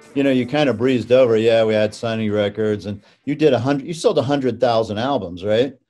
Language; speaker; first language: English; native; English